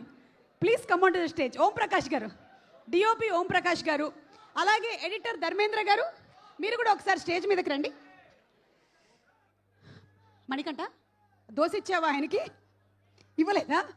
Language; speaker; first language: Telugu; native; Telugu